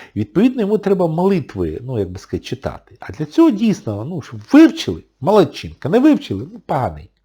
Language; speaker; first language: Ukrainian; non-native, local second language; Russian